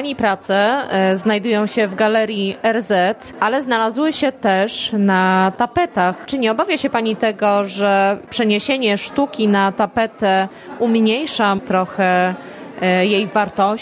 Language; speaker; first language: Polish; native; Polish